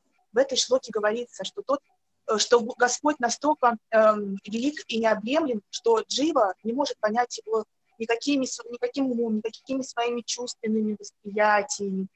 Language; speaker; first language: Russian; native; Russian